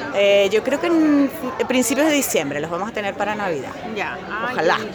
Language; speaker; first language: Spanish; native; Spanish